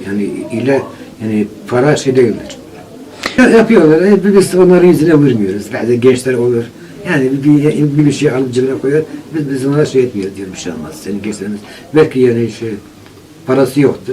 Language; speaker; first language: Turkish; non-native, local second language; Kurdish